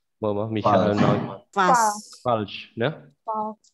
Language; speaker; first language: German; non-native, fluent; Khmer